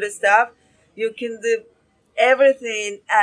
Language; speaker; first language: English; non-native, learner; Spanish